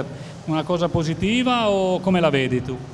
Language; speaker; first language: Italian; native; Italian